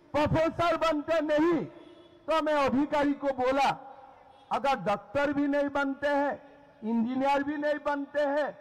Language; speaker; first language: Hindi; non-native, local second language; Assamese